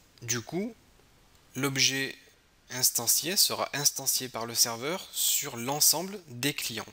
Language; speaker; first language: French; native; French